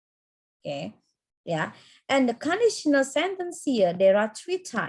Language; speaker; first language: English; non-native, fluent; Indonesian